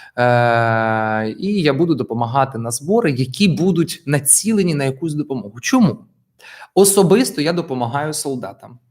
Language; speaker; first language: Ukrainian; non-native, local second language; Russian